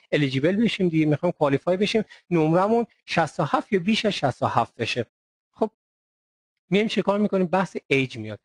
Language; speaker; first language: Persian; native; Persian